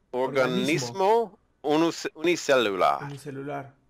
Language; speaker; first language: Spanish; non-native, learner; English